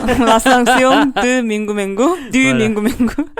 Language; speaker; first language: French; non-native, learner; Korean